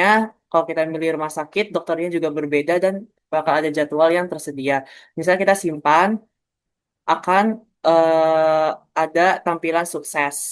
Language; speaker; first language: Indonesian; native; Indonesian